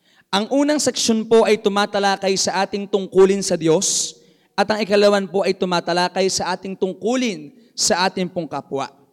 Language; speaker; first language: Filipino; native; Filipino